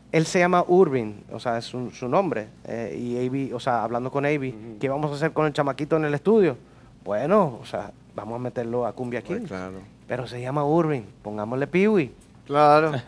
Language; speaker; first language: Spanish; early bilingual, heritage; Spanish